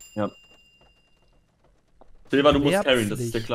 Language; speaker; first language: German; native; German